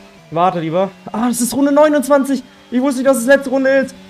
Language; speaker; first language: German; native; German